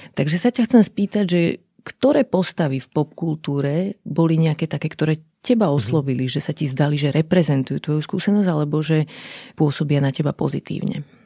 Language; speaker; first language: Slovak; native; Slovak